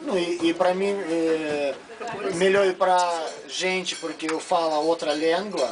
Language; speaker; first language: Portuguese; non-native, learner; Russian